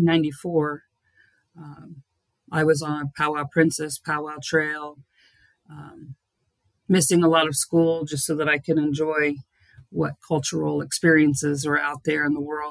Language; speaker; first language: English; native; English